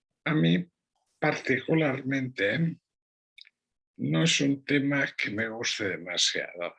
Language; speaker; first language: Spanish; non-native, local second language; Catalan